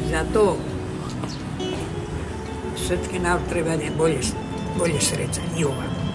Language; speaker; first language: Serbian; early bilingual, heritage; Greek